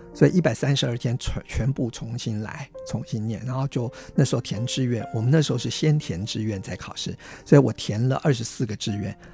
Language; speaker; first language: Chinese; non-native, local second language; Min Nan Chinese